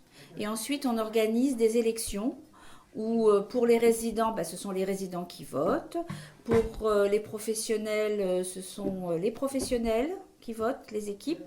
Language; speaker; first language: French; native; French